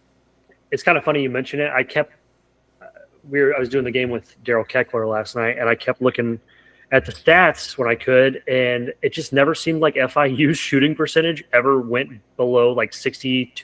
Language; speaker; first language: English; native; English